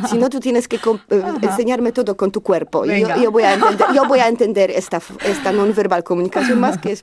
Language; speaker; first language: Spanish; non-native, learner; Polish